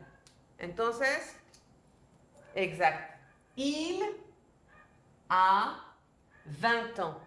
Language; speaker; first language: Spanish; non-native, fluent; French